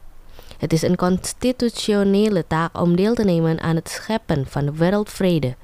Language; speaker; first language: Dutch; non-native, fluent; Indonesian